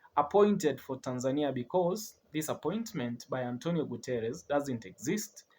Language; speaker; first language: English; non-native, local second language; Swahili